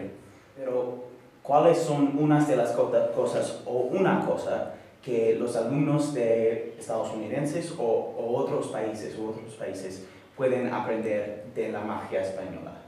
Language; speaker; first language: Spanish; non-native, fluent; English